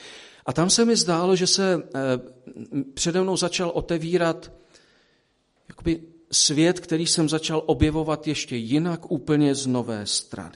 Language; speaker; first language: Czech; native; Czech